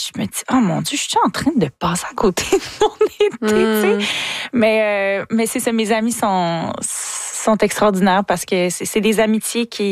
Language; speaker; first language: French; native; French